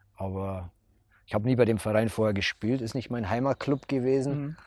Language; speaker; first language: German; native; German